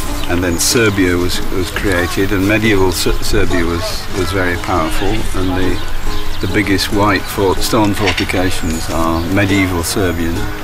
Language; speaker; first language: English; native; English